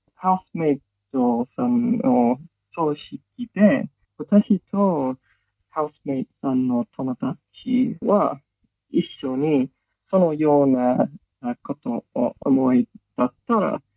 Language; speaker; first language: Japanese; non-native, learner; English